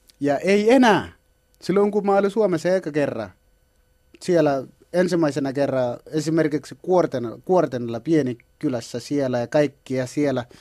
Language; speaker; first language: Finnish; non-native, learner; Kalenjin